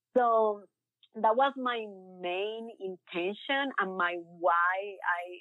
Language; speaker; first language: English; early bilingual, other home language; Spanish